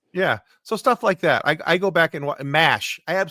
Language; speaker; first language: English; native; English